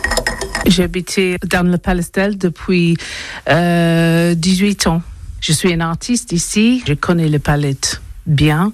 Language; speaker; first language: French; non-native, learner; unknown